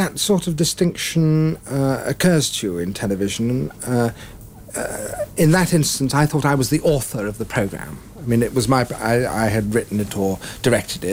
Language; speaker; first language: English; native; English